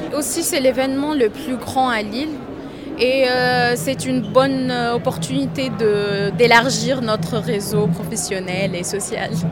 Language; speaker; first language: French; non-native, local second language; Arabic